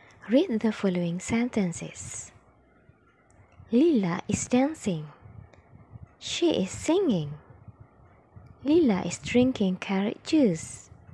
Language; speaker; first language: English; non-native, fluent; Indonesian